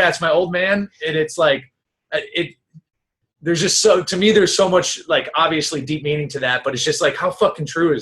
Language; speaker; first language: English; native; English